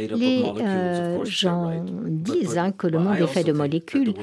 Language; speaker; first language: French; non-native, fluent; English